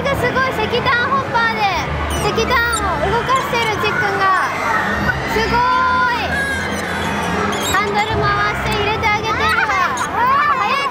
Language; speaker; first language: Japanese; native; Japanese